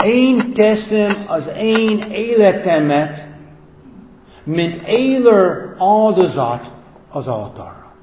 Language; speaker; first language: Hungarian; non-native, fluent; English